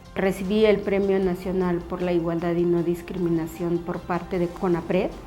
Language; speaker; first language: Spanish; non-native, local second language; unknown